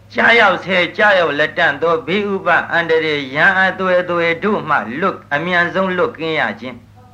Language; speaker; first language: Burmese; native; Burmese